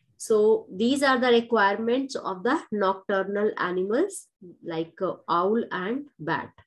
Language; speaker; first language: English; non-native, local second language; Hindi